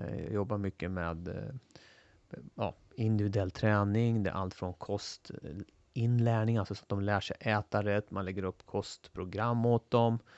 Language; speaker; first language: Swedish; early bilingual, other home language; Turoyo